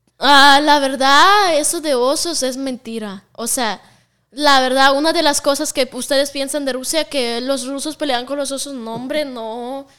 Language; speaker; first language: Spanish; non-native, fluent; Russian